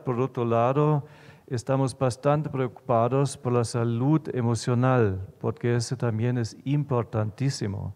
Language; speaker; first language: Spanish; non-native, fluent; German